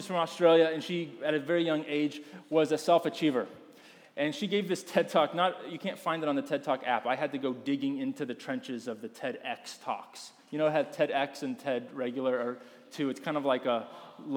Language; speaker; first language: English; native; English